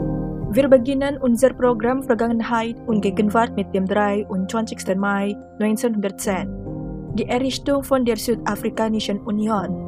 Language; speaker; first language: German; non-native, fluent; Indonesian